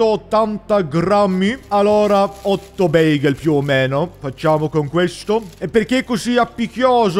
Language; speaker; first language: Italian; non-native, learner; English